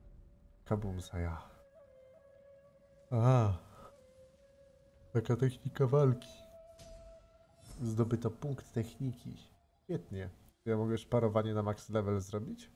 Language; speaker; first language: Polish; native; Polish